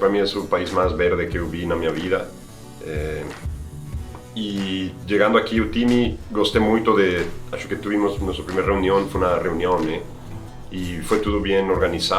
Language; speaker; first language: Portuguese; non-native, fluent; Spanish